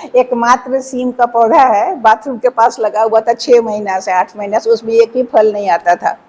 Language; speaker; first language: Hindi; native; Hindi